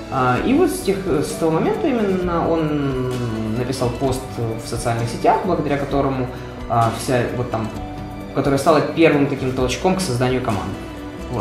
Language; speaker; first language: Russian; non-native, local second language; Ukrainian